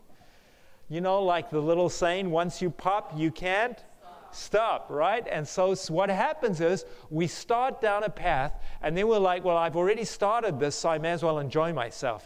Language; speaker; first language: English; native; English